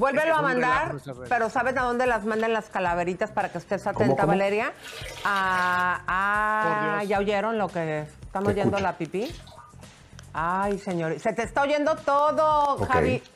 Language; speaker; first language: Spanish; native; Spanish